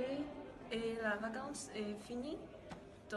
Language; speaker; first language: French; non-native, learner; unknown